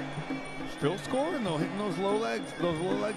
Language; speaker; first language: English; native; English